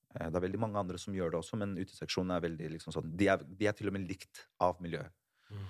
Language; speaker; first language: Norwegian; early bilingual, other home language; Spanish